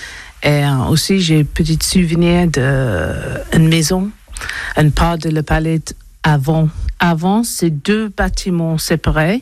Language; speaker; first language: French; non-native, learner; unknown